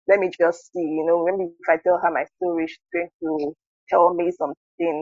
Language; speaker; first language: English; non-native, local second language; Igbo